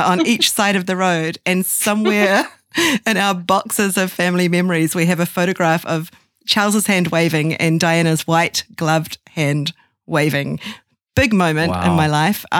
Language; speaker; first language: English; native; English